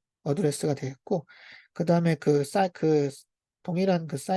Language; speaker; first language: Korean; native; Korean